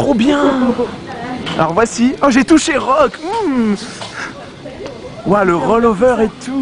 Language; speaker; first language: French; native; French